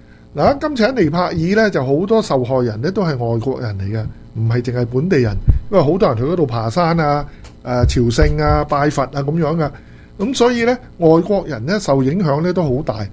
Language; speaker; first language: Chinese; native; Chinese